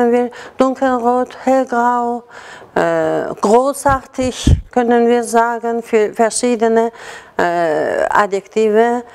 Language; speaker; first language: German; non-native, fluent; Azerbaijani